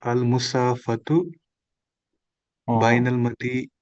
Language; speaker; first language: Arabic; non-native, learner; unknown